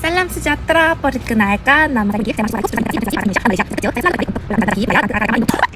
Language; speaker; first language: Indonesian; non-native, learner; Korean